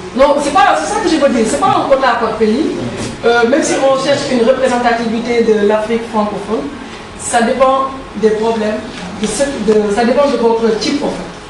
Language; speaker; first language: French; non-native, local second language; Wolof